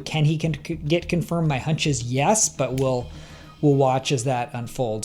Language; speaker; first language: English; native; English